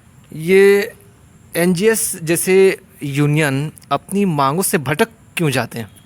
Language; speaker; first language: Hindi; native; Hindi